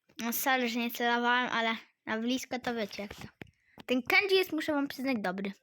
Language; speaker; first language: Polish; native; Polish